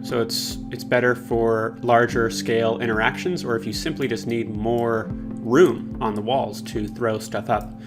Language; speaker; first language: English; native; English